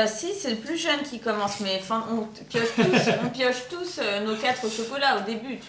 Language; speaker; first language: French; native; French